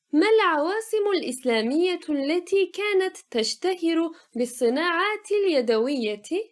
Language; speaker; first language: Arabic; non-native, fluent; Turkish